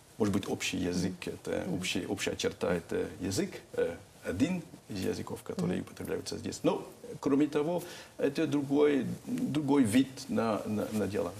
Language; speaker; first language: Russian; non-native, fluent; French